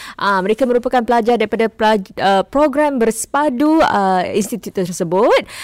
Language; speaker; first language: Malay; native; Malay